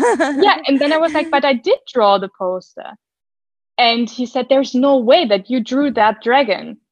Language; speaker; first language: English; non-native, fluent; German